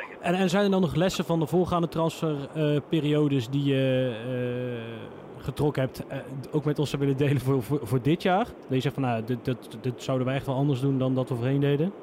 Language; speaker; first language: Dutch; native; Dutch